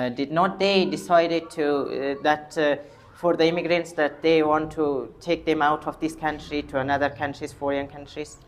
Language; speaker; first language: English; non-native, learner; Persian